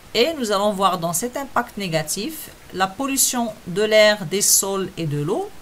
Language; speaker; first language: French; non-native, local second language; Arabic